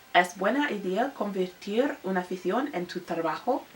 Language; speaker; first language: Spanish; non-native, learner; English